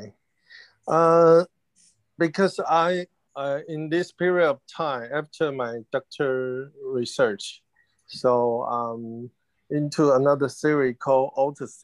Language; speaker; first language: English; non-native, learner; Chinese